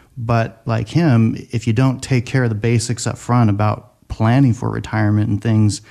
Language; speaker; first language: English; native; English